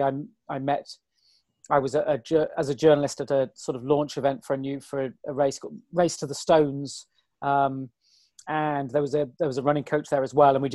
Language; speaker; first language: English; native; English